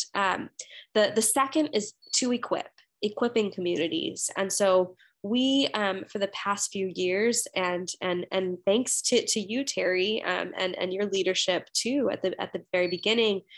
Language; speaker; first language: English; native; English